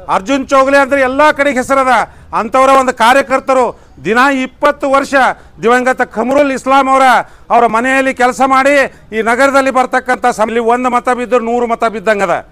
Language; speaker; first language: Kannada; native; Kannada